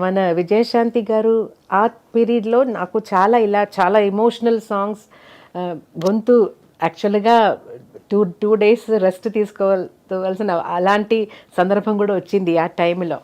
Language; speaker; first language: Telugu; non-native, fluent; Malayalam